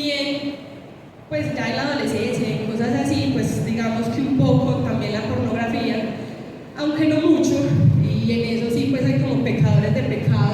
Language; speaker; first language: Spanish; native; Spanish